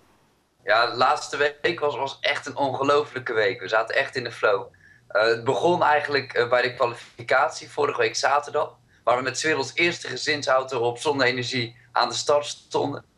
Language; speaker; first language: Dutch; native; Dutch